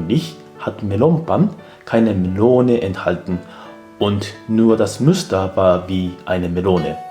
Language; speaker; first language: German; non-native, fluent; Japanese